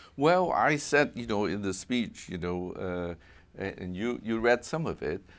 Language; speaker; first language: English; non-native, local second language; Cantonese